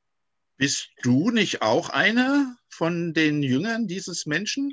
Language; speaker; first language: German; native; German